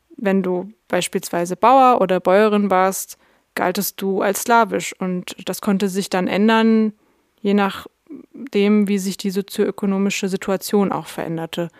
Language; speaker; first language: German; early bilingual, other home language; Russian